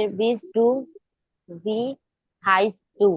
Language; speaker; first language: German; non-native, learner; Bangla